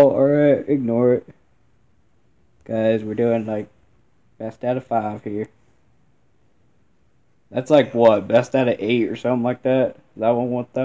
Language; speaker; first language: English; native; English